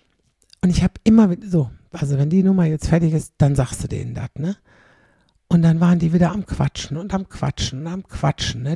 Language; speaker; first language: German; native; German